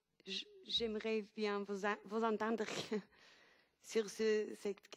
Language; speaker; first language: French; non-native, fluent; Portuguese